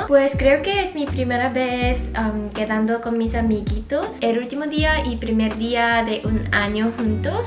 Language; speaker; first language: Spanish; non-native, local second language; Korean